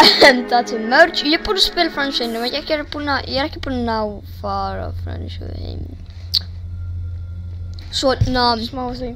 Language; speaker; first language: Icelandic; early bilingual, heritage; Icelandic